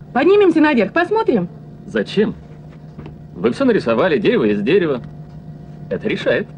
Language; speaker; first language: Russian; native; Russian